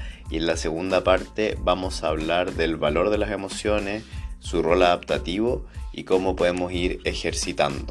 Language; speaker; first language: Spanish; native; Spanish